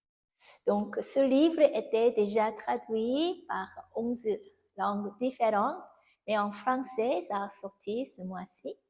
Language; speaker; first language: French; non-native, fluent; Korean